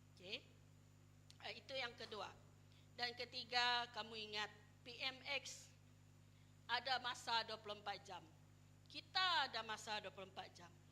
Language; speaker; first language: Malay; non-native, local second language; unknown